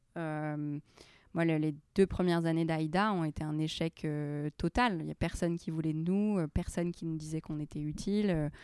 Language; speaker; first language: French; early bilingual, other home language; Arabic